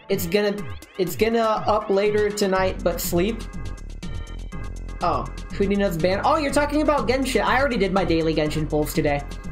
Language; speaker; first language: English; native; English